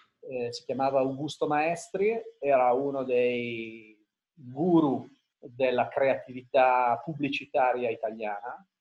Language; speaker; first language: Italian; early bilingual, heritage; Italian